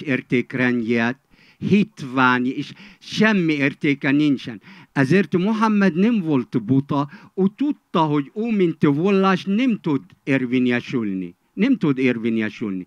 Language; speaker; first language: Hungarian; non-native, fluent; Arabic